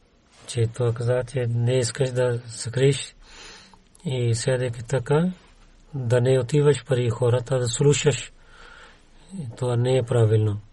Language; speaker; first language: Bulgarian; non-native, learner; Urdu